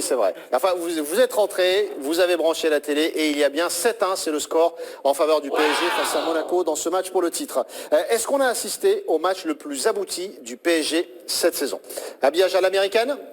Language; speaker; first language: French; native; French